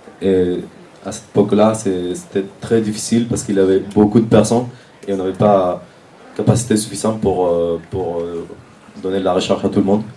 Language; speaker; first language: French; non-native, fluent; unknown